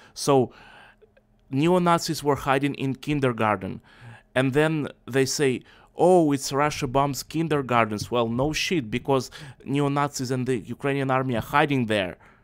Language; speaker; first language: English; non-native, fluent; Russian